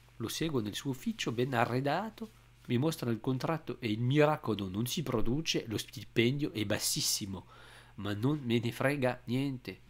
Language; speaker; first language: Italian; non-native, fluent; French